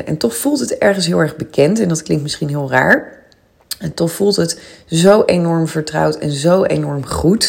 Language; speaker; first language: Dutch; native; Dutch